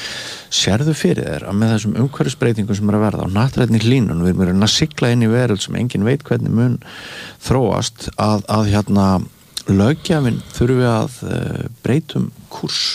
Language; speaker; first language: Icelandic; native; Icelandic